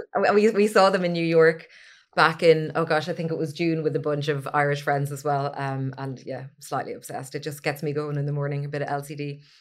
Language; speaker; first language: English; native; English